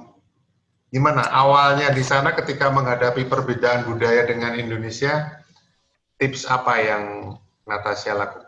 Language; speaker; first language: Indonesian; native; Indonesian